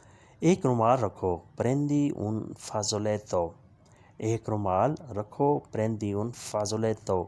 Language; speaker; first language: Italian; non-native, fluent; Urdu